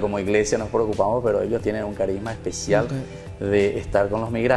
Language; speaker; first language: Spanish; native; Spanish